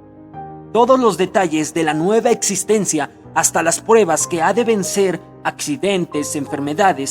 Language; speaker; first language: Spanish; native; Spanish